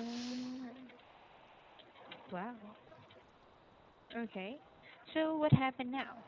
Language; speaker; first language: English; non-native, local second language; Filipino